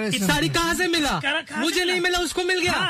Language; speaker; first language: Hindi; native; Hindi